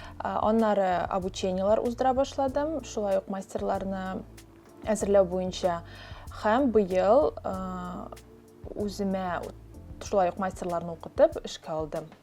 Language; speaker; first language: Tatar; native; Tatar